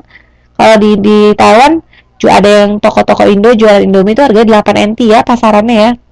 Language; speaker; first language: Indonesian; native; Indonesian